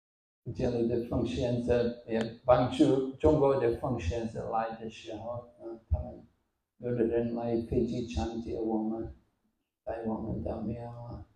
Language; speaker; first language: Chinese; non-native, fluent; English